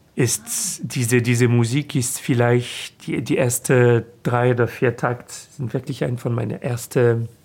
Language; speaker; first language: German; non-native, fluent; French